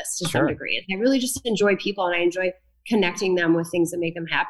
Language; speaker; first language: English; native; English